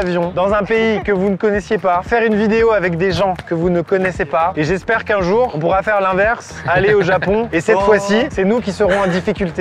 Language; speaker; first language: French; native; French